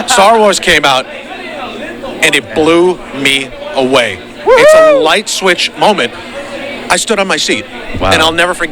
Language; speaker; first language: English; native; English